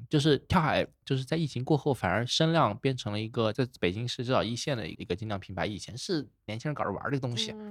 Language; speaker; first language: Chinese; native; Chinese